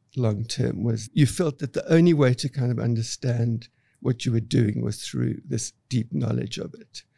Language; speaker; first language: English; native; English